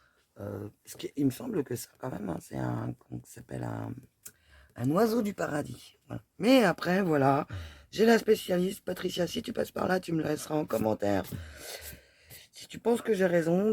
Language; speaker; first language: French; native; French